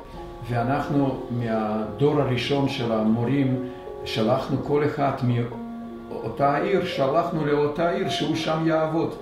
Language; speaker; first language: Hebrew; non-native, fluent; Russian